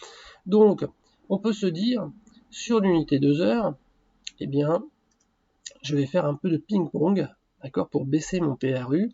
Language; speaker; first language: French; native; French